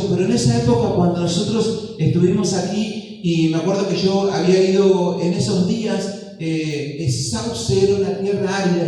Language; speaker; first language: Spanish; native; Spanish